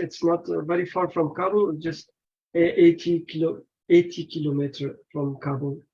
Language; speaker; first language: English; non-native, learner; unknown